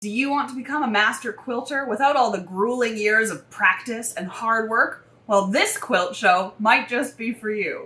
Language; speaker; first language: English; native; English